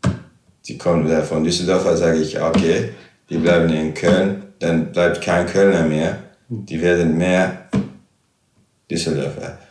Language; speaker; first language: German; non-native, fluent; Arabic